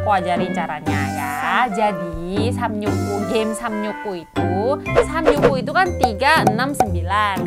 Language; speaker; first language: Indonesian; non-native, fluent; Korean